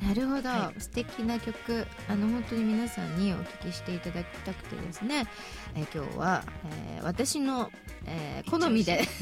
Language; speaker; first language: Japanese; native; Japanese